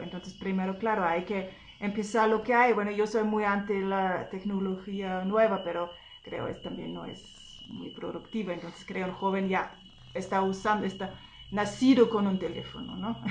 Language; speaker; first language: Spanish; non-native, fluent; German